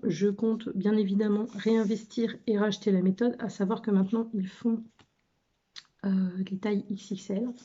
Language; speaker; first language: French; native; French